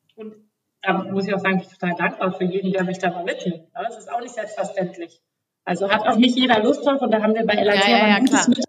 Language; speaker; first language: German; native; German